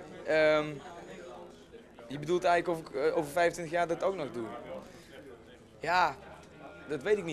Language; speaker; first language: Dutch; native; Dutch